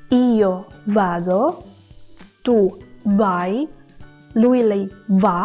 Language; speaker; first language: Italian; non-native, fluent; Indonesian